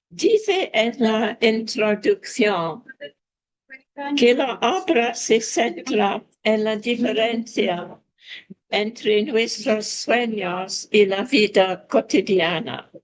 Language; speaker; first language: Spanish; non-native, fluent; English